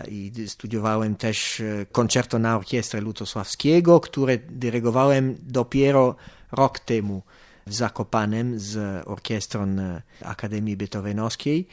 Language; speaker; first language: Polish; non-native, fluent; Italian